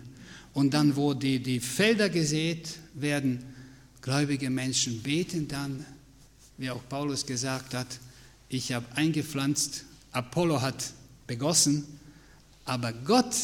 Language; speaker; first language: German; non-native, fluent; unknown